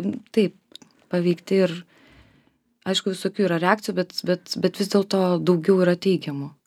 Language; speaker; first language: Lithuanian; native; Lithuanian